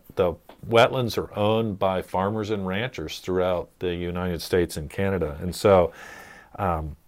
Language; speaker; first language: English; native; English